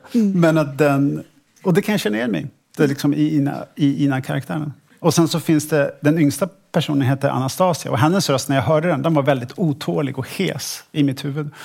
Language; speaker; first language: Swedish; native; Swedish